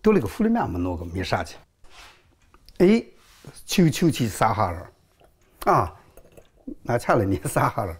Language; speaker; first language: Russian; non-native, learner; Chinese